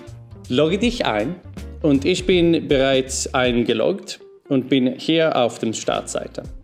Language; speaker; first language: German; non-native, fluent; Swedish